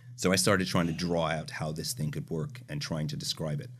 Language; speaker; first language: English; native; English